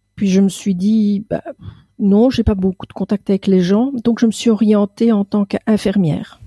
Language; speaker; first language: French; native; French